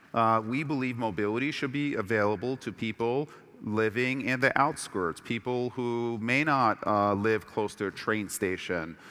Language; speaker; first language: English; early bilingual, other home language; Persian